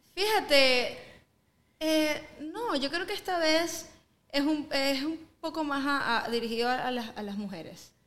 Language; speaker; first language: Spanish; native; Spanish